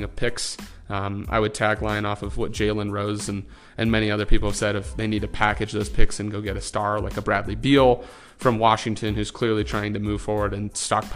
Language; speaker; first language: English; native; English